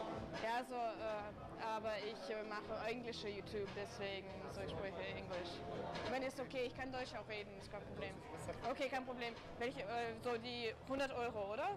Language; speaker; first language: German; non-native, learner; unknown